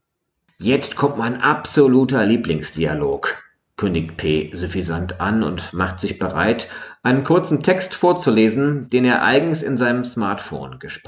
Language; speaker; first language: German; native; German